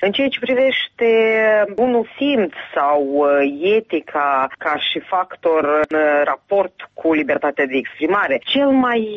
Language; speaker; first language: Romanian; native; Romanian